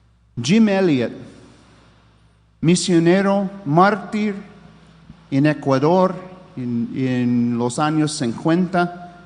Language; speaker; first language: Spanish; non-native, fluent; English